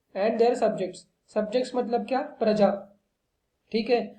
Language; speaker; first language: Hindi; non-native, local second language; Marathi